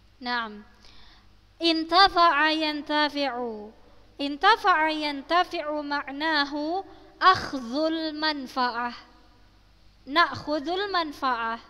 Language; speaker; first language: Arabic; non-native, fluent; Indonesian